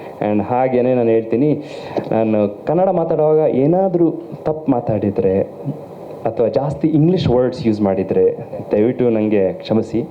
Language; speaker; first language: Kannada; early bilingual, heritage; Kannada